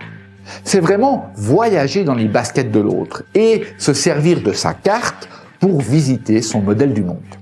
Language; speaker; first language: French; native; French